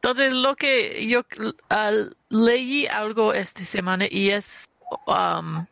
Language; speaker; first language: Spanish; early bilingual, heritage; Spanish